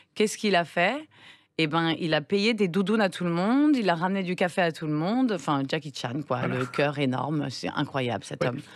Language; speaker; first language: French; native; French